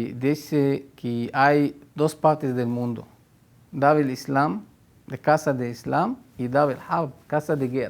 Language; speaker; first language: Spanish; non-native, fluent; Hebrew